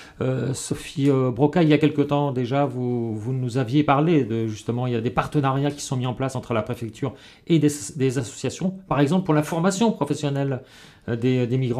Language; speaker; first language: French; native; French